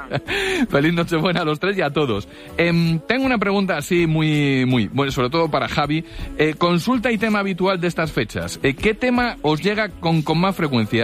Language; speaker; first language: Spanish; native; Spanish